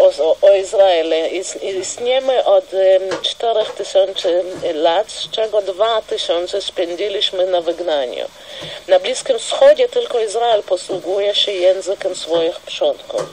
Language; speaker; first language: Polish; non-native, fluent; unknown